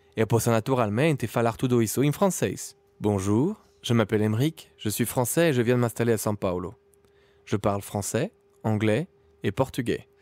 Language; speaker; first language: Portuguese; non-native, fluent; French